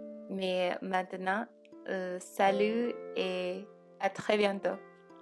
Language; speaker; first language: French; non-native, learner; Filipino